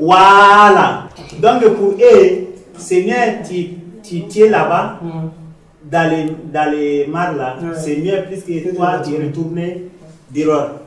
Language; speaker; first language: French; non-native, learner; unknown